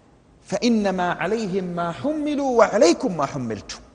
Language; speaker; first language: Arabic; native; Arabic